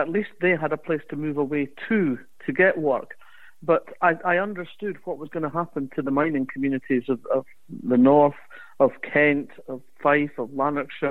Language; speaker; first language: English; native; English